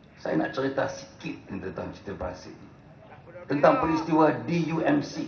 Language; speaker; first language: Malay; native; Malay